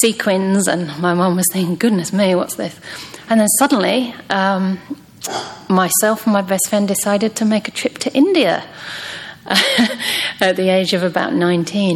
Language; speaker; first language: English; native; English